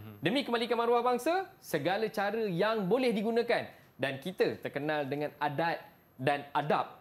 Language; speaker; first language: Malay; native; Malay